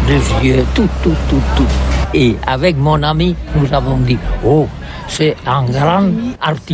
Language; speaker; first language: French; non-native, learner; Catalan